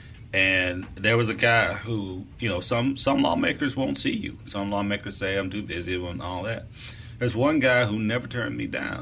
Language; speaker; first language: English; native; English